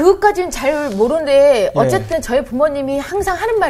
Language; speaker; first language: Korean; native; Korean